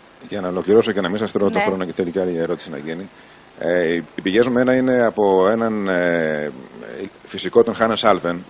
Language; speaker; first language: Greek; native; Greek